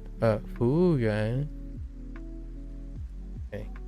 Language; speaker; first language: Chinese; non-native, learner; English